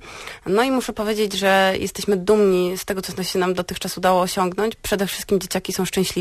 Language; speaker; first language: Polish; native; Polish